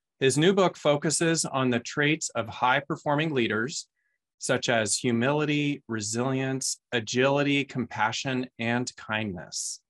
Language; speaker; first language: English; native; English